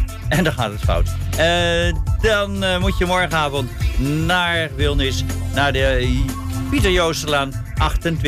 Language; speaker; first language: Dutch; native; Dutch